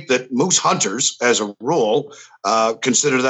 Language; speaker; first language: English; native; English